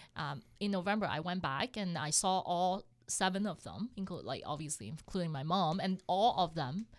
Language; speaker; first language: English; non-native, local second language; Cantonese